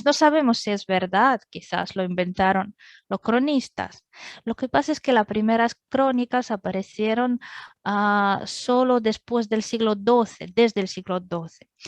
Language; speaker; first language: Spanish; non-native, fluent; Russian